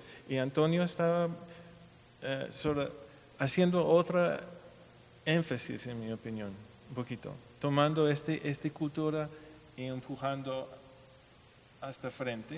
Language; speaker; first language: Spanish; non-native, fluent; English